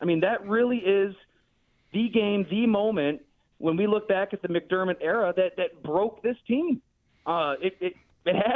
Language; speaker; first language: English; native; English